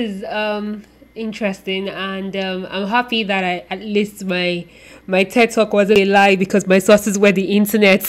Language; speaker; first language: English; non-native, local second language; Yoruba